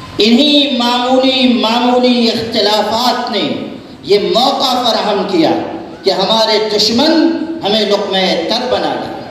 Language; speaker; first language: Urdu; native; Urdu